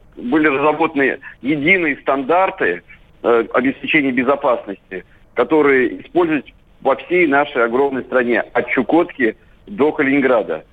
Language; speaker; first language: Russian; native; Russian